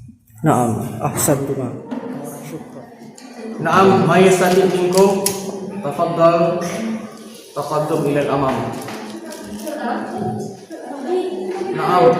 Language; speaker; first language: Arabic; non-native, fluent; Indonesian